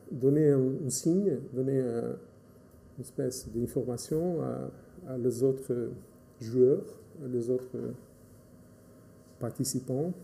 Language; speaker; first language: French; non-native, fluent; Portuguese